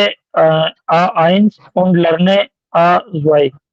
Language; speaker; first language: German; non-native, learner; Hindi